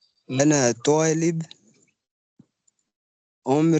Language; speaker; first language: Arabic; non-native, learner; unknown